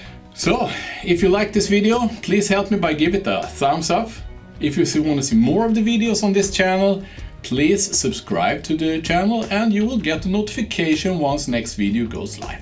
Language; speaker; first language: English; non-native, fluent; Swedish